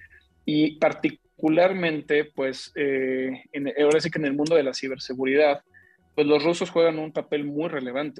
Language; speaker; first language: Spanish; native; Spanish